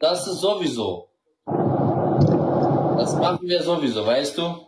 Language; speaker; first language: German; non-native, learner; Central Kurdish